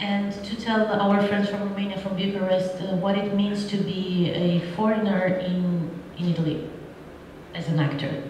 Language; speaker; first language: English; non-native, fluent; Romanian